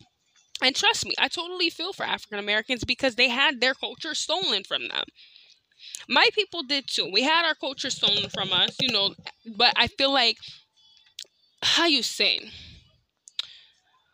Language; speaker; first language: English; native; English